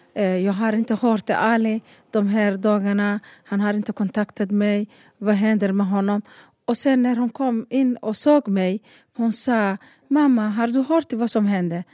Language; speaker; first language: Swedish; non-native, learner; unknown